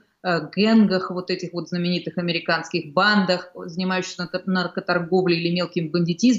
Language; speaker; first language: Russian; native; Russian